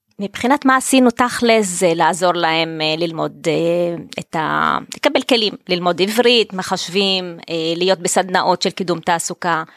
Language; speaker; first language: Hebrew; non-native, local second language; Arabic